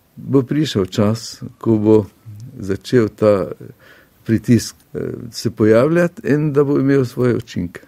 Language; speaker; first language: Slovenian; non-native, fluent; Arabic